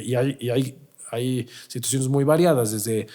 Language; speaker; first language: Spanish; native; Spanish